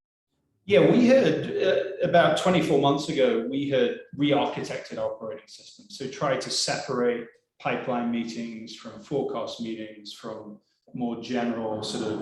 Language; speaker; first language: English; native; English